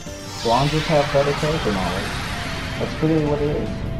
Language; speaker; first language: English; native; English